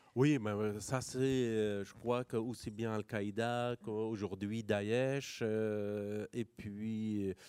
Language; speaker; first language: French; non-native, fluent; Persian